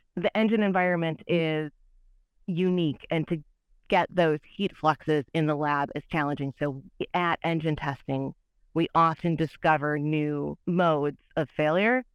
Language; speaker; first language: English; native; English